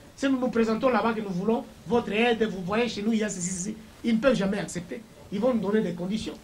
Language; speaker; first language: French; non-native, local second language; Swahili